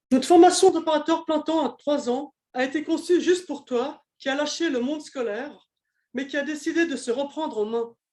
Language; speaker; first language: French; native; French